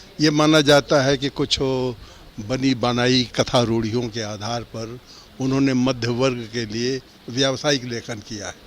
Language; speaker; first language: Hindi; native; Hindi